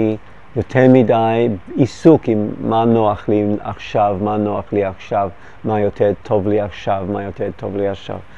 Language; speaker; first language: Hebrew; non-native, fluent; English